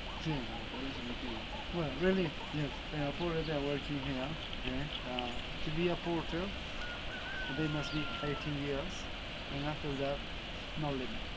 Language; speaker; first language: English; non-native, learner; Spanish